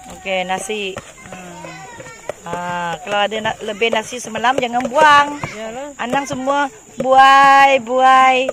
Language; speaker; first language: Malay; non-native, local second language; Iban